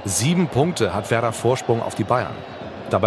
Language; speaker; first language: German; native; German